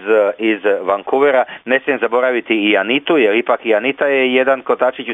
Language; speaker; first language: Croatian; native; Croatian